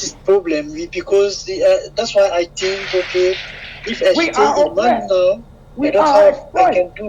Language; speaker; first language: English; non-native, learner; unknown